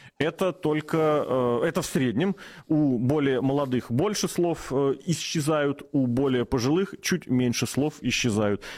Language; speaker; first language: Russian; native; Russian